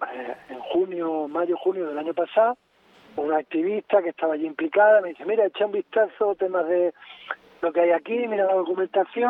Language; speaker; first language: Spanish; native; Spanish